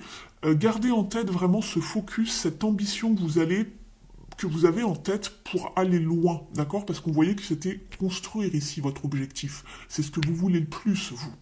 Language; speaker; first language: French; native; French